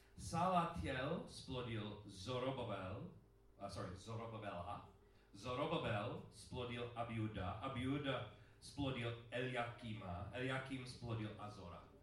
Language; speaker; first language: Czech; non-native, learner; English